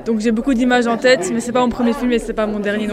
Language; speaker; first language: French; native; French